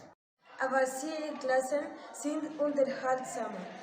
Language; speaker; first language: German; non-native, learner; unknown